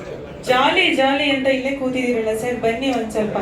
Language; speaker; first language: Kannada; native; Kannada